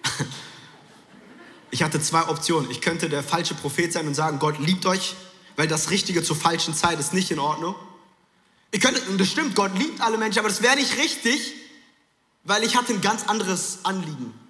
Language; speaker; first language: German; native; German